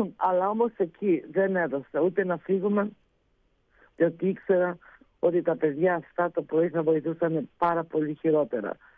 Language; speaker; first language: Greek; early bilingual, heritage; Greek